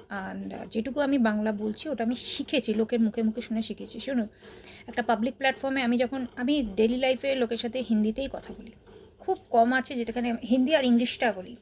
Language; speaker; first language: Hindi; non-native, local second language; Bangla